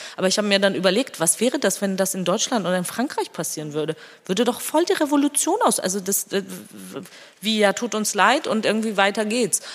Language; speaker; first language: German; non-native, fluent; Georgian